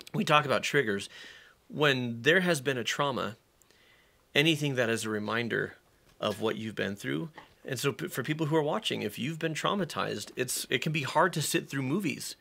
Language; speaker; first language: English; native; English